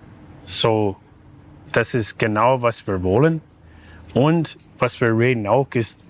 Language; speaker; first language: German; non-native, learner; English